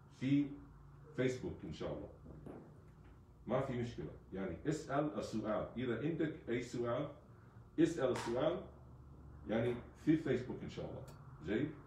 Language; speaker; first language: Arabic; non-native, fluent; English